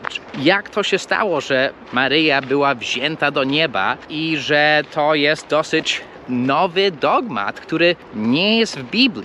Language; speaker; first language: Polish; non-native, fluent; English